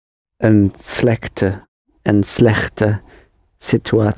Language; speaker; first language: Dutch; non-native, learner; English